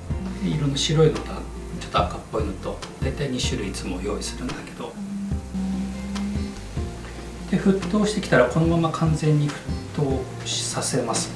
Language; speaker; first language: Japanese; native; Japanese